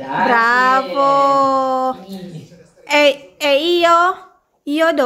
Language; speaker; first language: Italian; non-native, learner; Indonesian